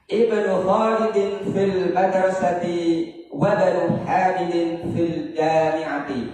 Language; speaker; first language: Arabic; non-native, learner; Indonesian